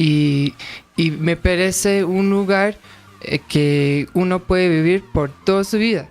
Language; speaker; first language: Spanish; non-native, fluent; English